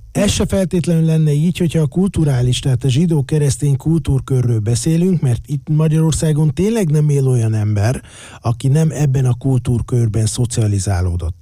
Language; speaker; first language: Hungarian; native; Hungarian